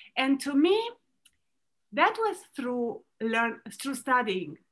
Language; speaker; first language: English; non-native, fluent; Romanian